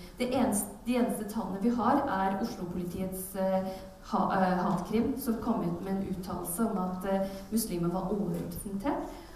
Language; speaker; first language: Norwegian; early bilingual, other home language; Urdu